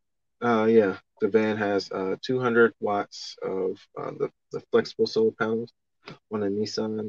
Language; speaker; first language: English; native; English